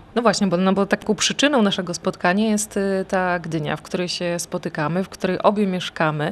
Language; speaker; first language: Polish; native; Polish